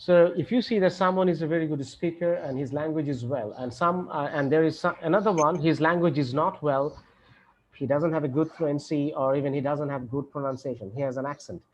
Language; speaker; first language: English; non-native, local second language; Bangla